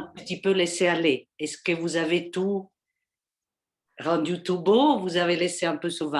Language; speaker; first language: French; non-native, fluent; English